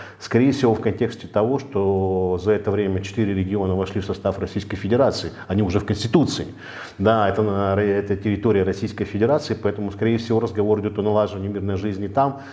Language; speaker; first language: Russian; native; Russian